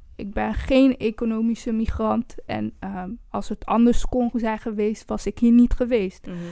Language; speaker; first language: Dutch; early bilingual, other home language; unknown